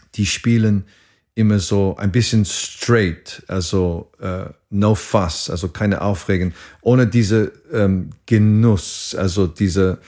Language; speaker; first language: German; non-native, fluent; English